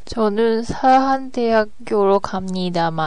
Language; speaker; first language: Korean; non-native, learner; Japanese